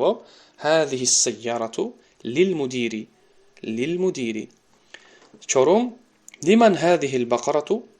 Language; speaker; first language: Arabic; non-native, fluent; Tajik